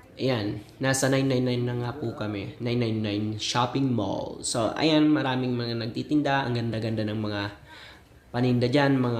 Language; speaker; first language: Filipino; non-native, local second language; Bikol